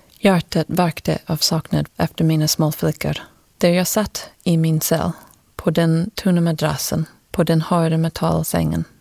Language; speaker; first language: Swedish; non-native, fluent; English